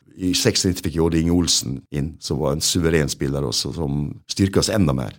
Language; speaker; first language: Norwegian; native; Norwegian